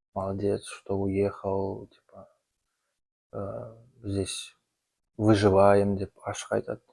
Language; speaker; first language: Russian; non-native, local second language; Kazakh